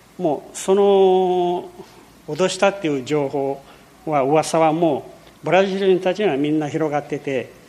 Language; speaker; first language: Japanese; early bilingual, heritage; Portuguese